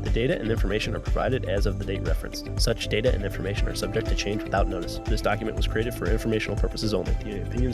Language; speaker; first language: English; native; English